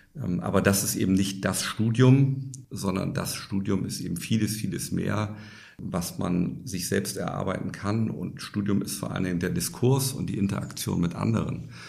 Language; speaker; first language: German; native; German